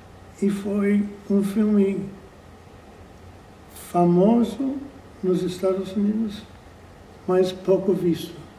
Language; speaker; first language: Portuguese; non-native, fluent; English